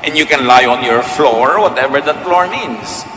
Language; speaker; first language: English; non-native, local second language; Filipino